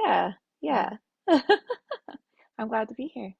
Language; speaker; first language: English; native; English